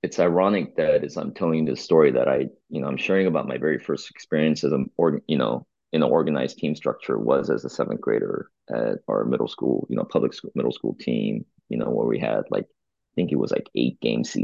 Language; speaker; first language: English; early bilingual, other home language; Korean